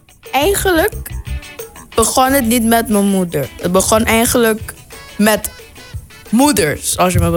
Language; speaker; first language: Dutch; non-native, local second language; Papiamento